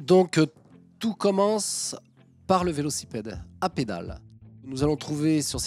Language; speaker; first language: French; native; French